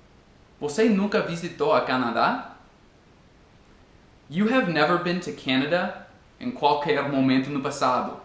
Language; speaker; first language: Portuguese; non-native, fluent; English